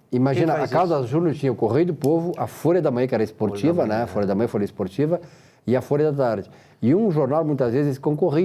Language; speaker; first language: Portuguese; native; Portuguese